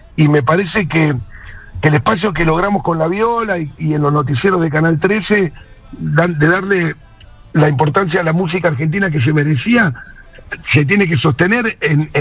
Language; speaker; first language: Spanish; native; Spanish